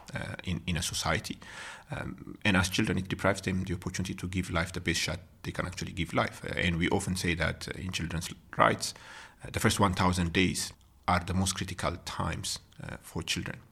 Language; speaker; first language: English; non-native, fluent; Amharic